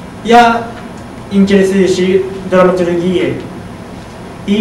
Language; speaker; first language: Russian; non-native, learner; Japanese